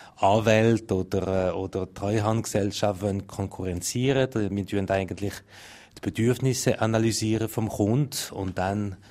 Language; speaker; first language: German; non-native, local second language; French